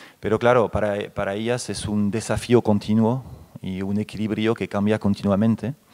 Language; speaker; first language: Spanish; non-native, fluent; French